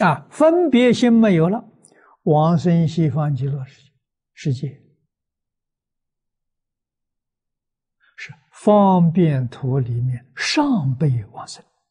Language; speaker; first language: Chinese; native; Chinese